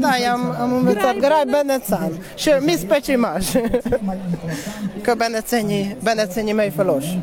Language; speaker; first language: Romanian; non-native, learner; Hungarian